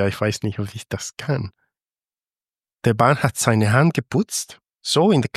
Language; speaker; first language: German; non-native, fluent; Spanish